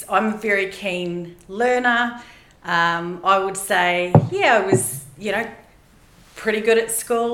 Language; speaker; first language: English; native; English